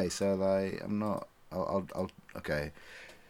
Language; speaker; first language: English; native; English